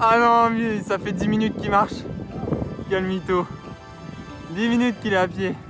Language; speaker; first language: French; native; French